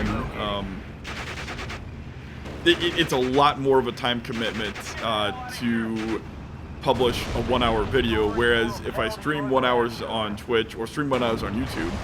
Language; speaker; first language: English; native; English